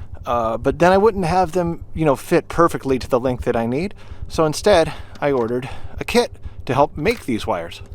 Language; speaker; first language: English; native; English